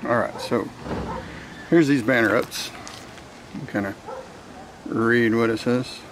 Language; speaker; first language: English; native; English